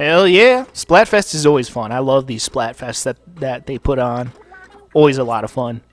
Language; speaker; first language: English; native; English